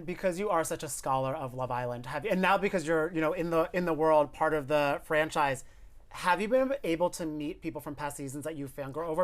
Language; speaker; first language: English; native; English